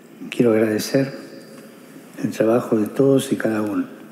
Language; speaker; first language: Spanish; early bilingual, other home language; Italian